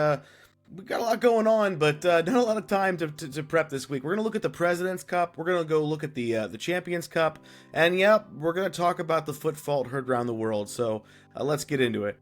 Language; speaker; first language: English; native; English